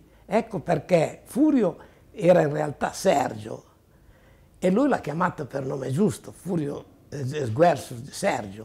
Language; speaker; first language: Italian; native; Italian